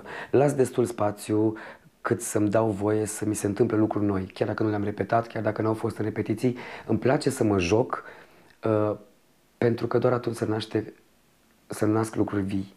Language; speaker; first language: Romanian; native; Romanian